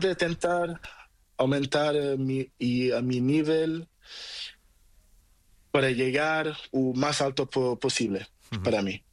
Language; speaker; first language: Spanish; non-native, learner; Portuguese